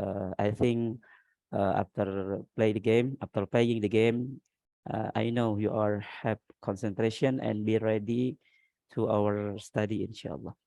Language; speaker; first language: English; non-native, learner; Indonesian